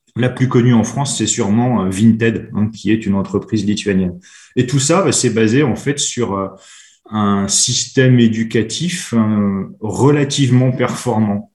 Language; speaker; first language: French; native; French